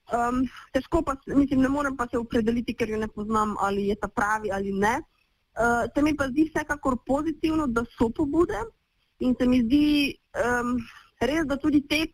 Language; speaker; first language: Slovenian; native; Slovenian